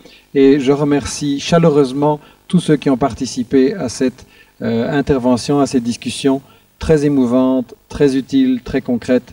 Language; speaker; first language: French; native; French